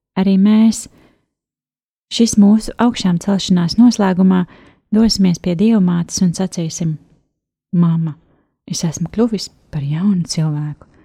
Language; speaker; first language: Latvian; native; Latvian